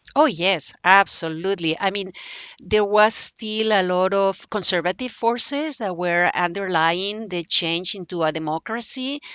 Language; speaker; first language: English; non-native, fluent; Spanish